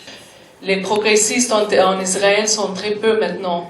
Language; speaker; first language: French; non-native, fluent; Arabic